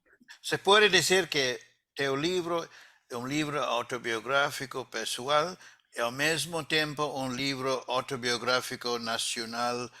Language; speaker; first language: Portuguese; non-native, fluent; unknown